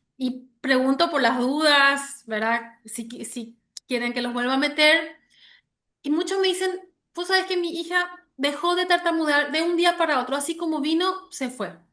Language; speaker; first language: Spanish; early bilingual, other home language; German